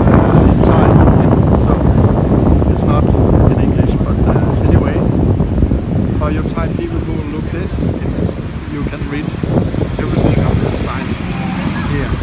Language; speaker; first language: English; non-native, fluent; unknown